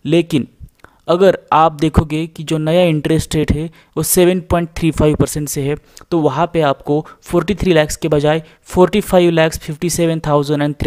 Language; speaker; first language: Hindi; non-native, local second language; Marathi